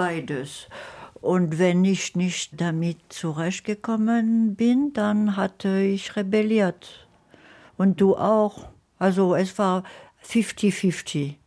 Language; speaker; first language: German; non-native, fluent; French